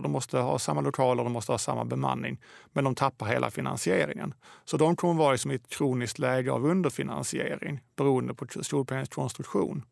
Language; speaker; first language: Swedish; native; Swedish